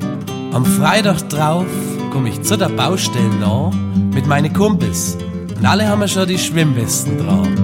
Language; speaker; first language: German; native; German